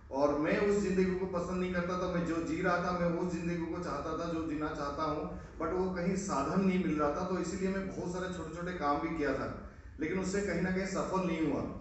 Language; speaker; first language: Hindi; non-native, local second language; Odia